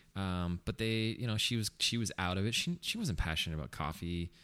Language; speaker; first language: English; early bilingual, other home language; Spanish